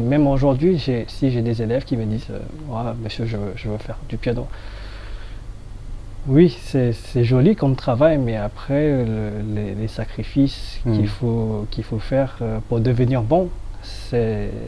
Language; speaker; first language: French; non-native, fluent; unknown